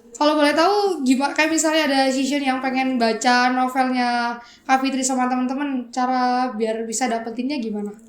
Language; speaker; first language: Indonesian; native; Indonesian